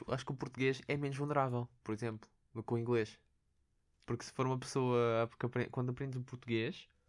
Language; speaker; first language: Portuguese; early bilingual, other home language; Russian